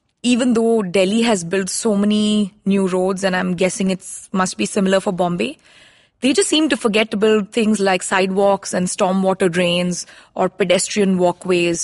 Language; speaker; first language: English; non-native, local second language; Hindi